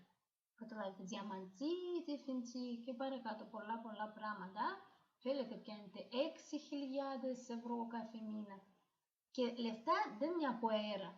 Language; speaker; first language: Greek; non-native, fluent; Russian